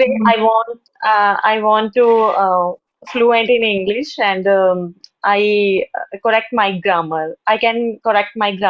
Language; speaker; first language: English; non-native, learner; Hindi